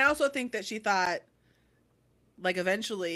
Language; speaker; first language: English; native; English